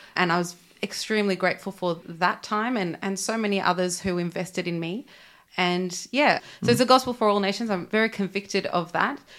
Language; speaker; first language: English; non-native, local second language; Armenian